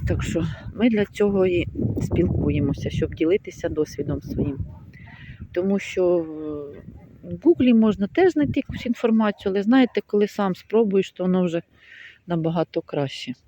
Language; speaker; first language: Ukrainian; native; Ukrainian